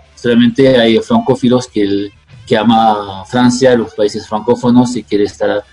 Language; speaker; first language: Spanish; non-native, fluent; French